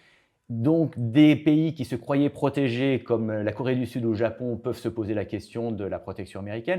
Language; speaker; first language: French; native; French